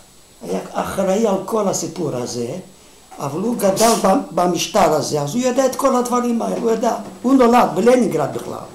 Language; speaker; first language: Hebrew; non-native, fluent; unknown